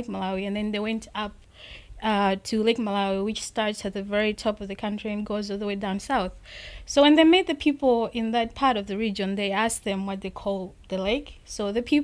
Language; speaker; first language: English; non-native, local second language; Nyanja